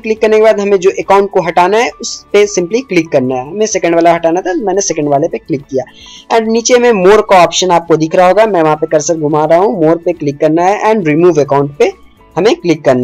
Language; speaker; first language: Hindi; native; Hindi